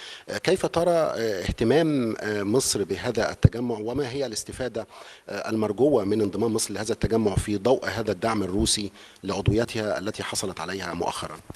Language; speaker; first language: Arabic; native; Arabic